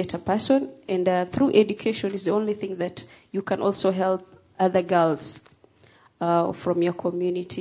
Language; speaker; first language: English; non-native, local second language; Somali